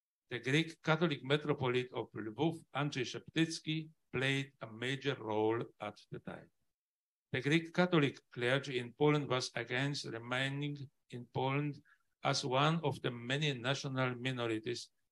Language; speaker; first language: English; non-native, learner; Polish